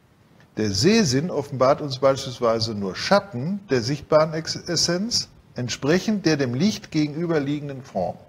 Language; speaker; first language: German; native; German